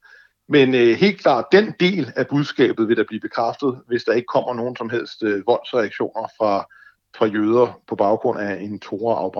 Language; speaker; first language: Danish; native; Danish